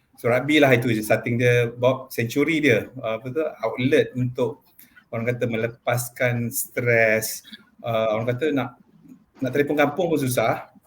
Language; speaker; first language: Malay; native; Malay